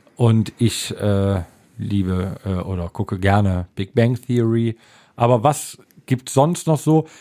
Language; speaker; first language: German; native; German